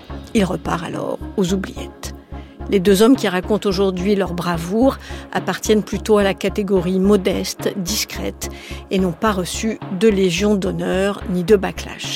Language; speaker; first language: French; native; French